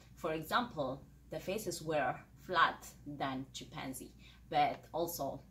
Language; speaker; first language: English; non-native, fluent; Amharic